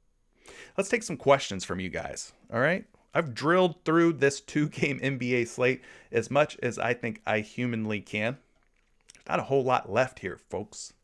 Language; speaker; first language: English; native; English